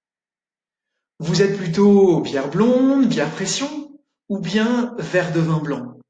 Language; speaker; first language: French; native; French